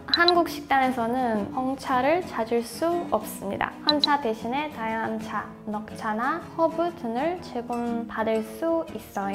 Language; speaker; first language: Korean; non-native, fluent; Russian